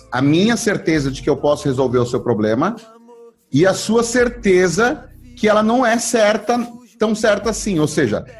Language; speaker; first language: Portuguese; native; Portuguese